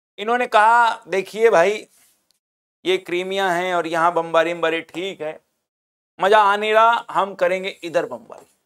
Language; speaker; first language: Hindi; native; Hindi